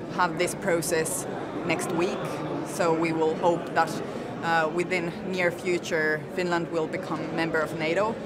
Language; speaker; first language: English; non-native, fluent; Finnish